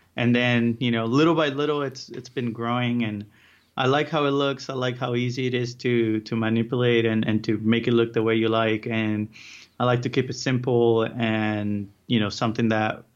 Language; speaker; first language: English; early bilingual, other home language; Spanish